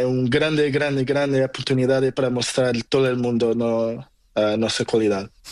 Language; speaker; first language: Spanish; non-native, learner; Portuguese